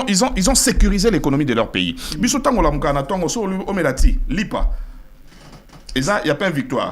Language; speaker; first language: French; non-native, local second language; Lingala